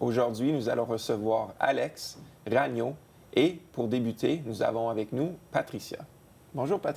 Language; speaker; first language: French; native; French